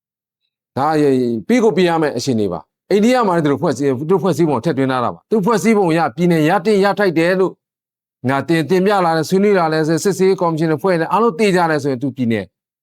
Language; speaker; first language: Burmese; non-native, local second language; Shan